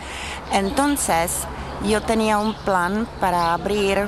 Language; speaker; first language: Spanish; non-native, fluent; Czech